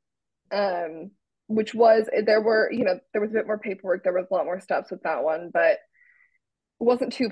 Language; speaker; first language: English; native; English